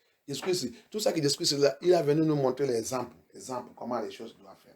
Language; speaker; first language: French; non-native, learner; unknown